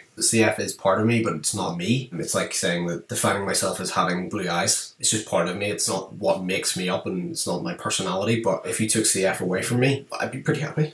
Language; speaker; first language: English; native; English